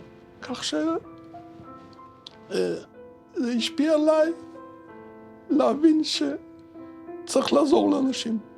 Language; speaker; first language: Hebrew; early bilingual, other home language; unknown